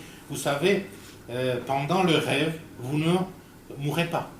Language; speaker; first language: French; non-native, fluent; Romanian